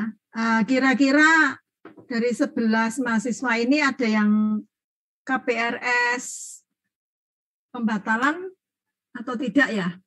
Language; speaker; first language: Indonesian; native; Indonesian